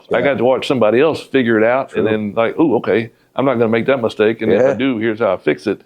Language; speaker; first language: English; native; English